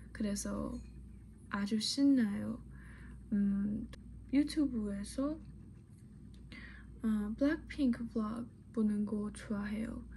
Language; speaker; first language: Korean; non-native, learner; Chinese